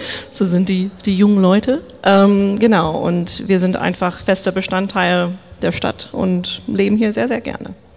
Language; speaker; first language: German; non-native, fluent; English